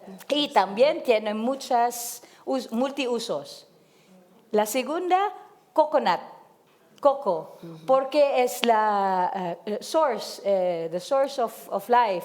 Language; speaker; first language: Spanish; non-native, learner; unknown